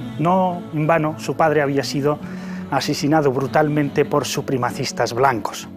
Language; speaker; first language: Spanish; native; Spanish